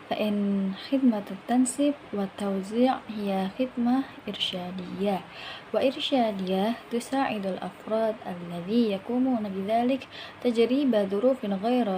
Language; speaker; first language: Arabic; non-native, learner; Indonesian